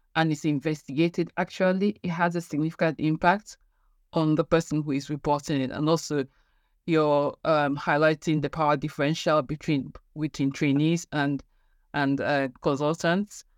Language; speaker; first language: English; non-native, local second language; Igbo